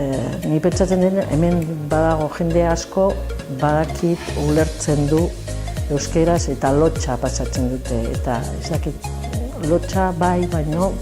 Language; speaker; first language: Basque; non-native, learner; Catalan